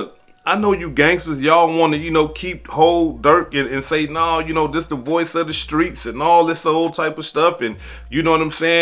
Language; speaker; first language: English; native; English